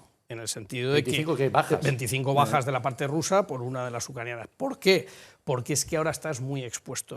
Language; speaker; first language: Spanish; native; Spanish